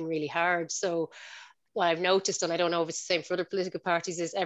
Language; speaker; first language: English; native; English